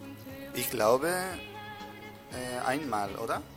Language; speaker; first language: German; non-native, learner; Spanish